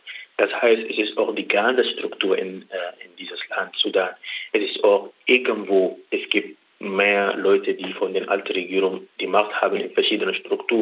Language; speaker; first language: German; non-native, learner; Arabic